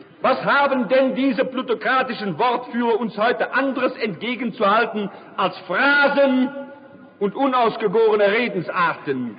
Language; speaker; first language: German; native; German